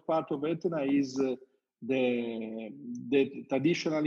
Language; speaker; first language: English; non-native, learner; Italian